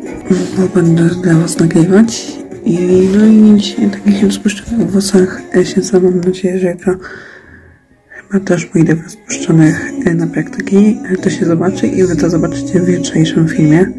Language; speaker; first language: Polish; native; Polish